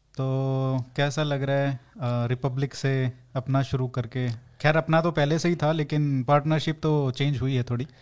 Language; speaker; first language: Hindi; native; Hindi